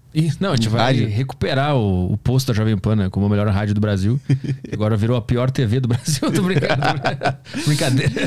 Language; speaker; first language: Portuguese; native; Portuguese